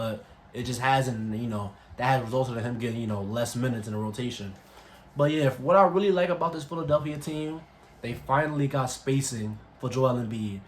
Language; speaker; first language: English; native; English